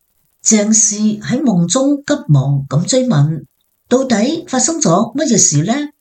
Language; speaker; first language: Chinese; native; Chinese